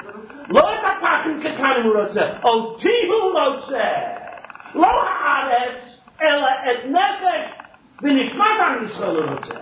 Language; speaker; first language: Hebrew; non-native, fluent; English